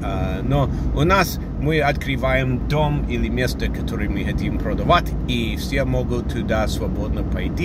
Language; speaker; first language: Russian; non-native, fluent; English